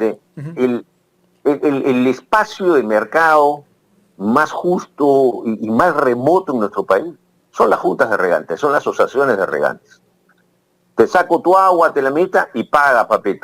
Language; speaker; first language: Spanish; native; Spanish